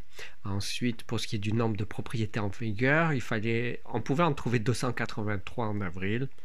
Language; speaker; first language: French; native; French